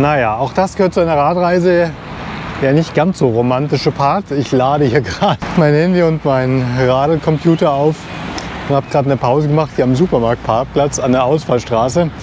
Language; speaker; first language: German; native; German